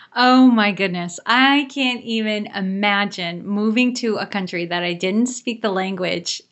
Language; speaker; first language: English; native; English